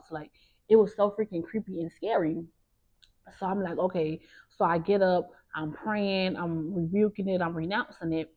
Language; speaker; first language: English; native; English